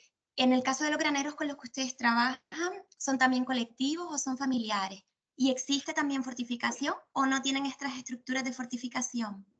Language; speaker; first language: Spanish; native; Spanish